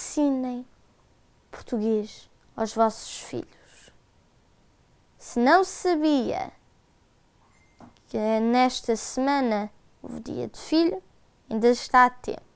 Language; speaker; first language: Portuguese; early bilingual, heritage; Portuguese